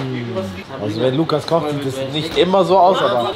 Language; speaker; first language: German; native; German